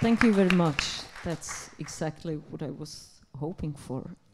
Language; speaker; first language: English; non-native, fluent; Czech